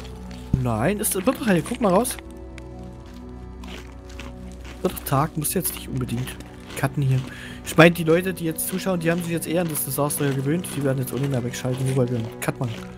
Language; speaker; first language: German; native; German